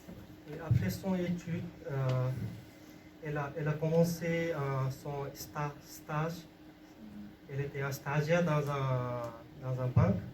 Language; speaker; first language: French; non-native, learner; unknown